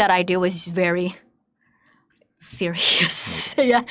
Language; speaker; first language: English; early bilingual, other home language; Indonesian